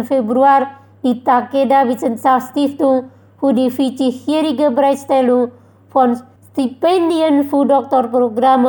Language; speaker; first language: German; non-native, fluent; Indonesian